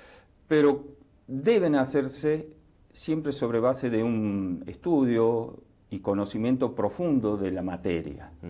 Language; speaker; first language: Spanish; native; Spanish